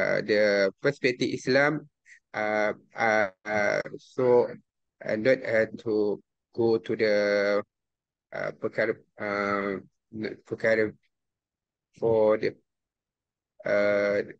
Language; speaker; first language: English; non-native, local second language; Malay